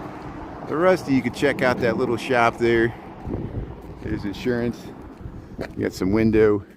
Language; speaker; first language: English; native; English